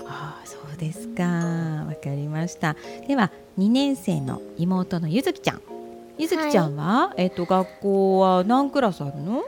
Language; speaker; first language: Japanese; native; Japanese